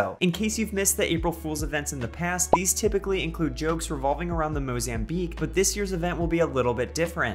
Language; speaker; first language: English; native; English